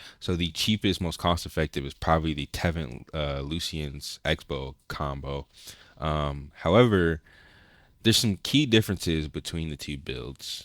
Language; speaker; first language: English; native; English